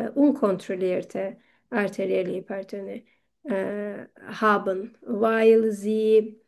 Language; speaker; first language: German; non-native, learner; Turkish